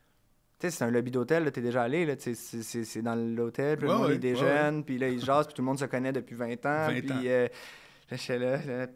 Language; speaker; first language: French; native; French